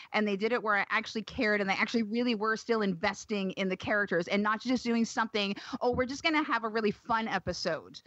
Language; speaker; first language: English; native; English